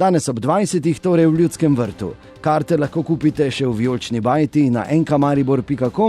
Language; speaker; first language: Slovenian; native; Slovenian